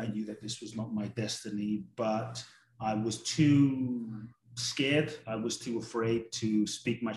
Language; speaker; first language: English; native; English